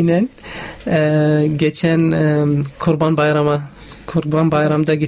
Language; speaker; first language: Turkish; non-native, learner; Arabic